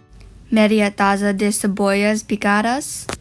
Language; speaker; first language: Spanish; non-native, learner; English